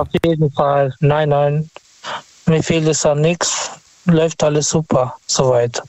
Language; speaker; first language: German; non-native, fluent; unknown